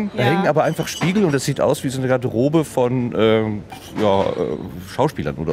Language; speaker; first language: German; native; German